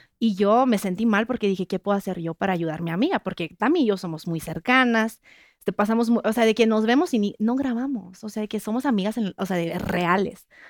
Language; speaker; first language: Spanish; non-native, fluent; French